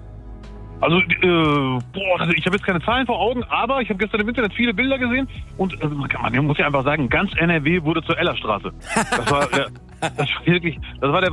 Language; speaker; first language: German; early bilingual, other home language; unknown